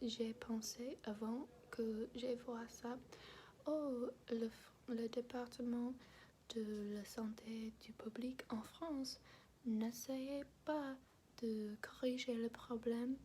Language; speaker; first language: French; non-native, learner; English